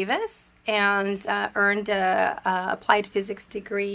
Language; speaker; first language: English; early bilingual, other home language; Spanish